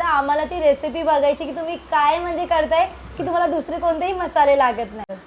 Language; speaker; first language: Marathi; non-native, fluent; Hindi